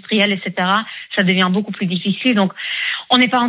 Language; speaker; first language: French; non-native, fluent; German